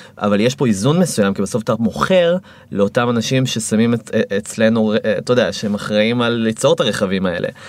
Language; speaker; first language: Hebrew; native; Hebrew